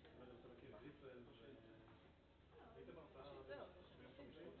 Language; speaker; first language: Hebrew; native; Hebrew